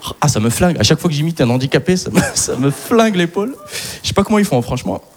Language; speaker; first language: French; early bilingual, other home language; Arabic